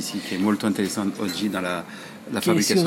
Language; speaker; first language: Italian; non-native, learner; French